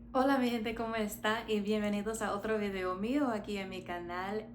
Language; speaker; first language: Spanish; non-native, fluent; English